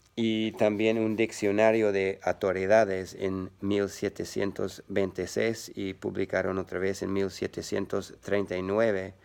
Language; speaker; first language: Spanish; non-native, learner; English